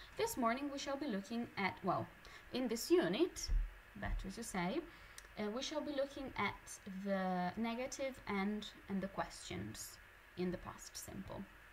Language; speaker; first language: English; non-native, fluent; Italian